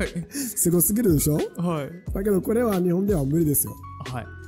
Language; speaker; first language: Japanese; non-native, fluent; Arabic